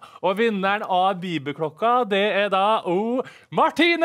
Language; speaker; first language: Norwegian; native; Norwegian